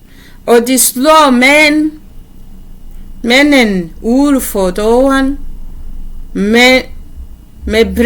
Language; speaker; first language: Danish; non-native, learner; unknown